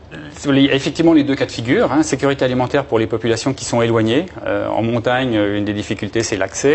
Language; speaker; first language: French; native; French